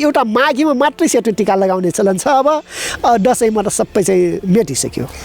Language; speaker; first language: Nepali; non-native, local second language; Dangaura Tharu